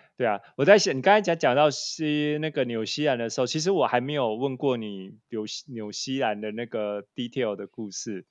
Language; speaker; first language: Chinese; native; Chinese